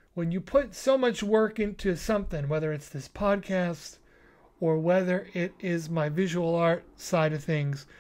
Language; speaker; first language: English; native; English